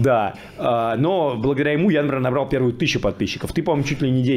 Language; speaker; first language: Russian; native; Russian